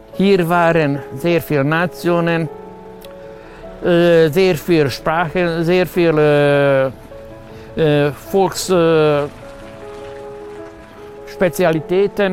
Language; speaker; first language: German; non-native, learner; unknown